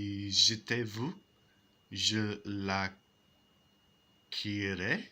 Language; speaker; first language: French; non-native, learner; English